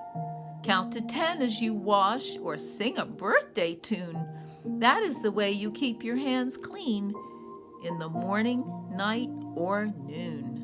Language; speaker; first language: English; native; English